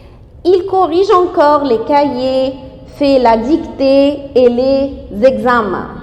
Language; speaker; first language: French; non-native, fluent; Arabic